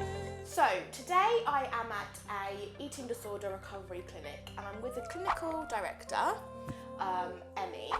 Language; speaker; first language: English; native; English